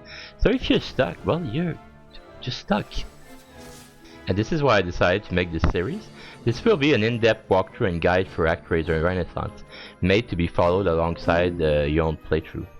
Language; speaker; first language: English; native; English